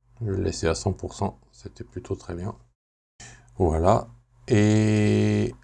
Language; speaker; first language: French; native; French